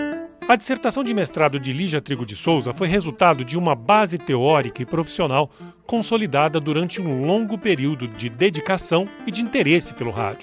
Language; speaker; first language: Portuguese; native; Portuguese